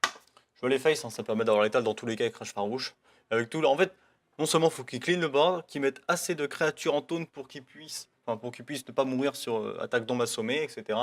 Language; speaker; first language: French; native; French